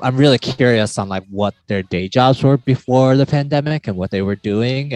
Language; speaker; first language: English; native; English